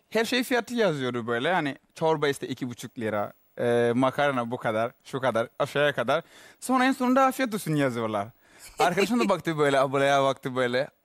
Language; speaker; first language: Turkish; non-native, fluent; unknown